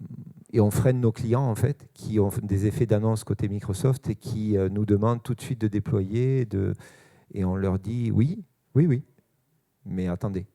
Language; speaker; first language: French; native; French